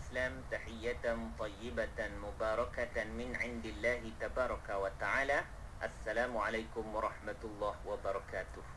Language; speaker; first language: Arabic; non-native, fluent; Malay